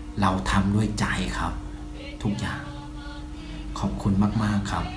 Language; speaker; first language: Thai; non-native, fluent; Burmese